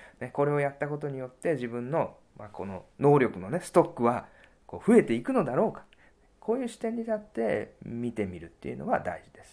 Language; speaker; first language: Japanese; native; Japanese